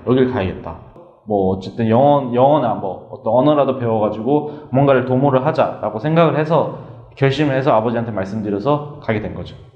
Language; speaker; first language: Korean; native; Korean